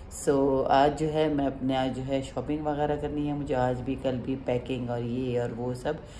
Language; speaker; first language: Urdu; native; Urdu